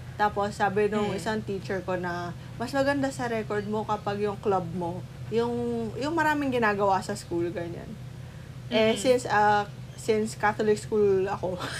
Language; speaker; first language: Filipino; native; Filipino